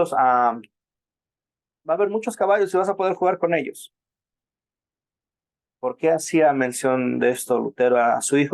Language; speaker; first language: Spanish; native; Spanish